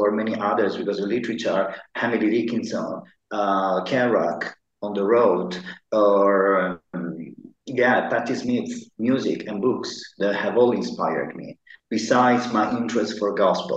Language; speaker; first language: English; non-native, fluent; Italian